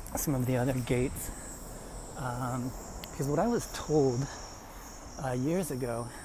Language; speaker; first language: English; native; English